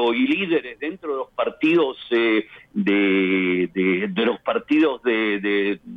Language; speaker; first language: Spanish; native; Spanish